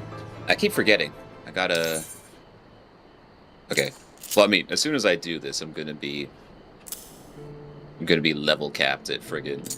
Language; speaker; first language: English; native; English